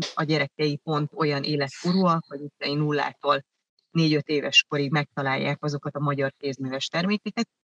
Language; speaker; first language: Hungarian; early bilingual, other home language; German